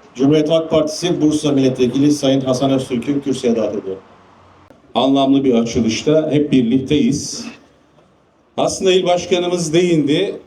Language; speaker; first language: Turkish; native; Turkish